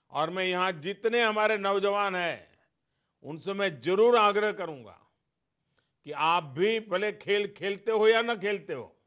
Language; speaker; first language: Hindi; non-native, local second language; Gujarati